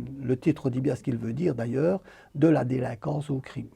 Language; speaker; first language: French; native; French